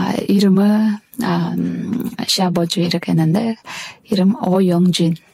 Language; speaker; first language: Korean; non-native, learner; Kyrgyz